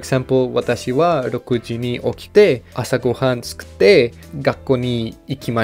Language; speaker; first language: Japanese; non-native, learner; English